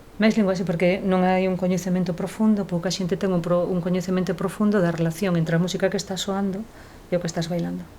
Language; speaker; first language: Galician; non-native, local second language; Spanish